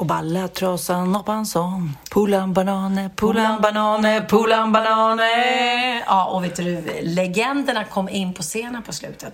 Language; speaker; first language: Swedish; native; Swedish